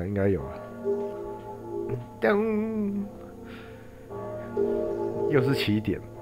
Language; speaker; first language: Chinese; native; Chinese